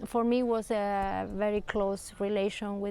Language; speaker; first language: English; non-native, learner; Spanish